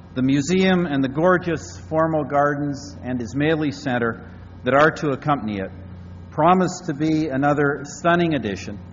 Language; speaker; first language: English; native; English